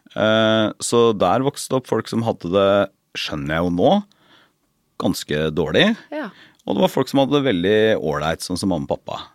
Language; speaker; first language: Norwegian; native; Norwegian